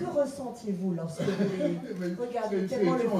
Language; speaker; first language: French; native; French